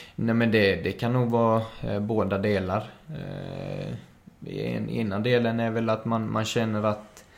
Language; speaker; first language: Swedish; early bilingual, other home language; Spanish